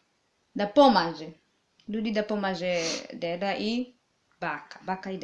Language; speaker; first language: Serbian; non-native, learner; English